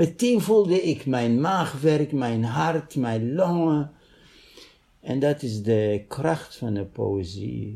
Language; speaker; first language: Dutch; non-native, fluent; Arabic